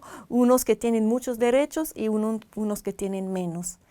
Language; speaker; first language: Spanish; non-native, fluent; French